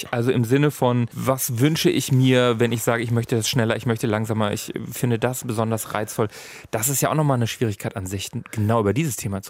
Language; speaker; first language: German; native; German